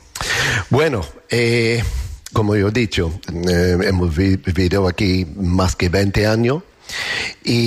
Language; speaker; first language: Spanish; non-native, learner; English